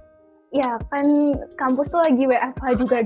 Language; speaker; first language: Indonesian; native; Indonesian